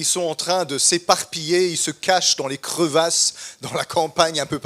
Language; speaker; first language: French; native; French